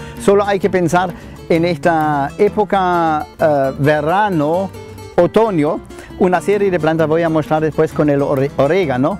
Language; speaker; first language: Spanish; non-native, fluent; German